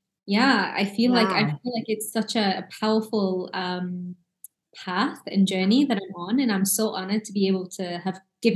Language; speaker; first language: English; early bilingual, other home language; Arabic